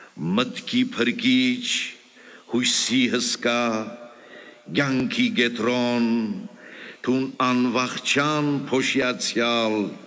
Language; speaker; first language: Armenian; native; Armenian